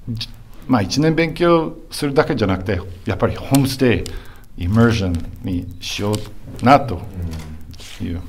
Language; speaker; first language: Japanese; non-native, fluent; English